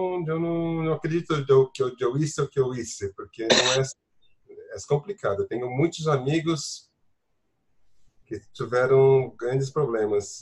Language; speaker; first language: Spanish; non-native, learner; Portuguese